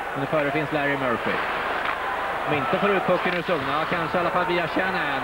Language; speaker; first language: Swedish; native; Swedish